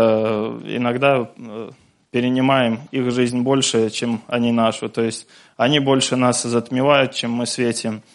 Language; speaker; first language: Russian; native; Russian